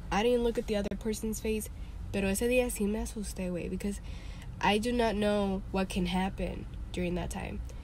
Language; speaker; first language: English; early bilingual, other home language; Spanish